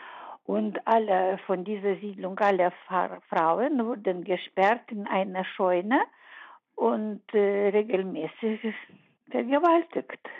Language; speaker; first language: German; early bilingual, heritage; German